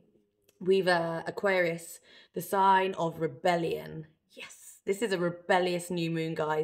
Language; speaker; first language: English; native; English